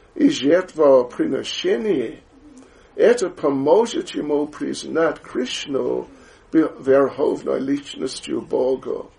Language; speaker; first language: Russian; non-native, learner; English